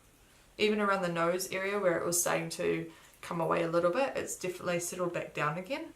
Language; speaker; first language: English; native; English